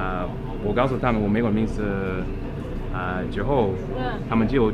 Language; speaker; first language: Chinese; non-native, fluent; English